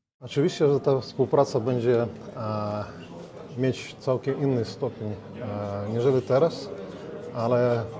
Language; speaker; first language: Polish; non-native, learner; Ukrainian